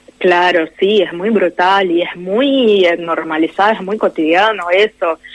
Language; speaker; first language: Spanish; non-native, fluent; Portuguese